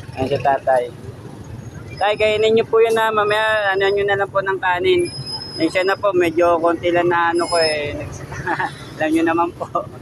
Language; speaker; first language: Filipino; native; Filipino